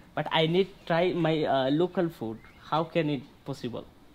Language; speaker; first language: English; non-native, local second language; Bangla